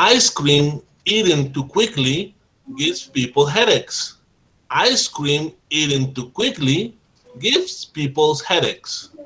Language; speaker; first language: English; non-native, fluent; Spanish